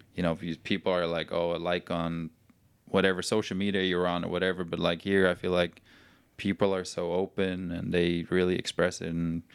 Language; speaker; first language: English; non-native, fluent; Norwegian